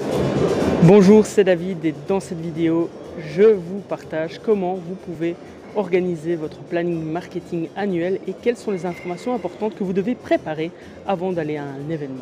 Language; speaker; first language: French; native; French